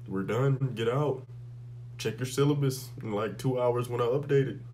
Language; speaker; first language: English; native; English